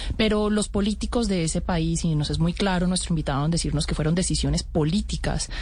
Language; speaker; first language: Spanish; native; Spanish